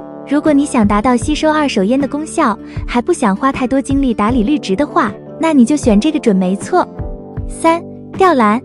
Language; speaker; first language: Chinese; native; Chinese